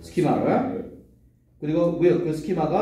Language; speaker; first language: Korean; native; Korean